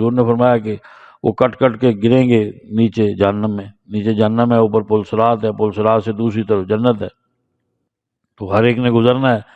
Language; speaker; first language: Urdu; non-native, local second language; Punjabi